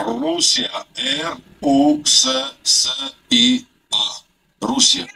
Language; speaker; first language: English; non-native, learner; Armenian